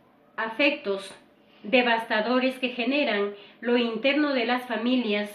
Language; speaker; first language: Spanish; native; Spanish